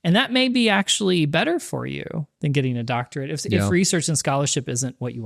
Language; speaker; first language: English; native; English